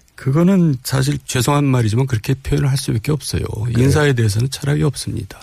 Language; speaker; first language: Korean; native; Korean